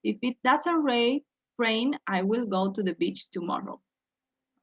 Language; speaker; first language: English; non-native, fluent; Spanish